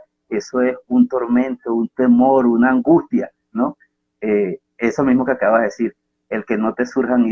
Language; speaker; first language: Spanish; native; Spanish